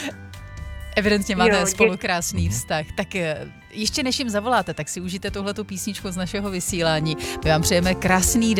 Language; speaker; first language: Czech; native; Czech